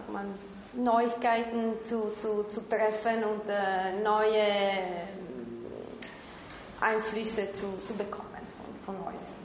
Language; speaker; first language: German; non-native, local second language; Italian